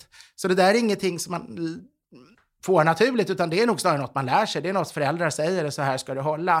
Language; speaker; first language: Swedish; native; Swedish